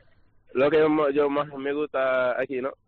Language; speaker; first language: Spanish; non-native, learner; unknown